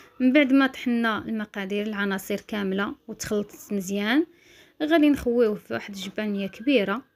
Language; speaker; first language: Arabic; native; Arabic